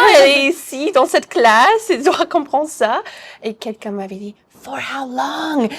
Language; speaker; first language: French; non-native, fluent; English